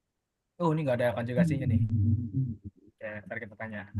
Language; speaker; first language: Indonesian; native; Indonesian